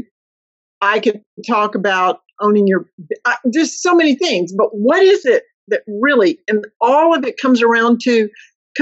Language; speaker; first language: English; native; English